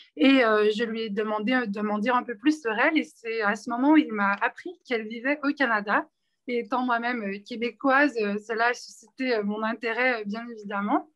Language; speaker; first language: French; native; French